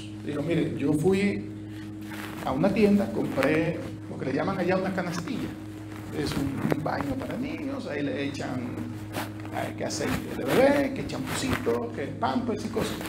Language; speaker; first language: Spanish; native; Spanish